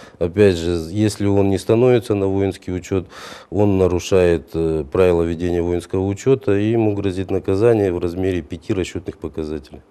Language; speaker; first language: Russian; native; Russian